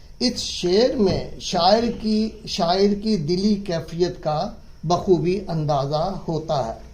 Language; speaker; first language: Urdu; native; Urdu